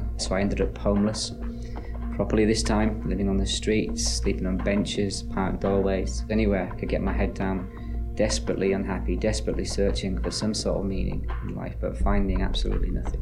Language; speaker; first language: English; native; English